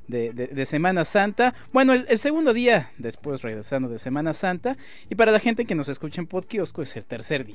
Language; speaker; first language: Spanish; native; Spanish